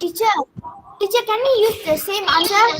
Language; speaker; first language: English; non-native, local second language; Tamil